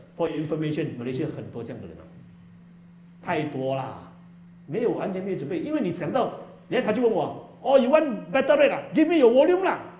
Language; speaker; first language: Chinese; native; Chinese